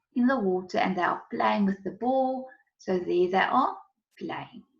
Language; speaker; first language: English; non-native, local second language; Afrikaans